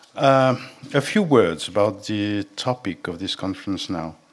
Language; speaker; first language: English; non-native, fluent; French